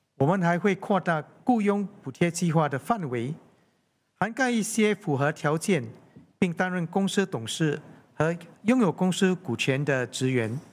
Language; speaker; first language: Chinese; non-native, local second language; English